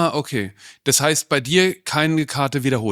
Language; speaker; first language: German; native; German